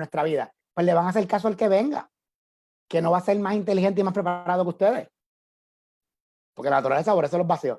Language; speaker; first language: Spanish; native; Spanish